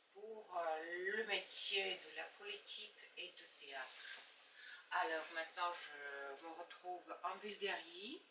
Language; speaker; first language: French; non-native, fluent; Bulgarian